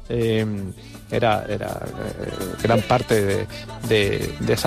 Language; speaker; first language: Spanish; native; Spanish